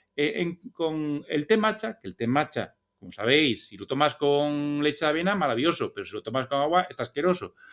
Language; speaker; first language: Spanish; native; Spanish